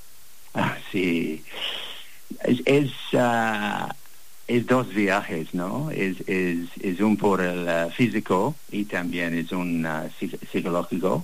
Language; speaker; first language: Spanish; non-native, learner; English